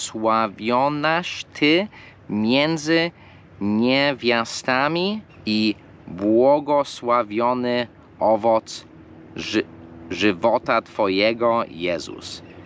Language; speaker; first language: Polish; non-native, fluent; English